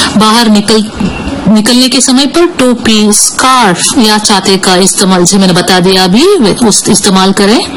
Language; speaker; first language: Hindi; native; Hindi